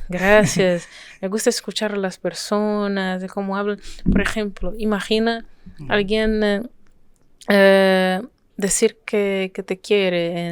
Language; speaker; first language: Spanish; non-native, fluent; French